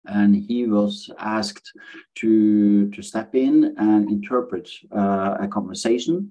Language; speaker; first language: English; non-native, fluent; Norwegian